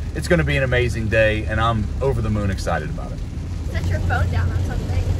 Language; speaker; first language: English; native; English